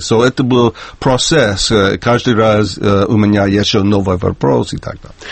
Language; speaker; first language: Russian; non-native, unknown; English